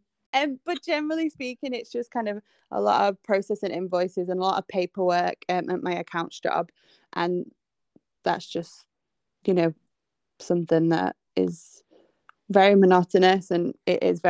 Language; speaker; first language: English; native; English